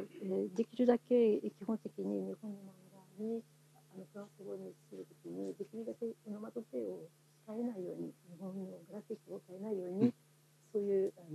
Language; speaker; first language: Japanese; non-native, fluent; French